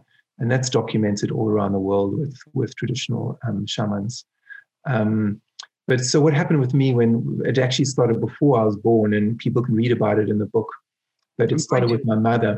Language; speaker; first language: English; native; English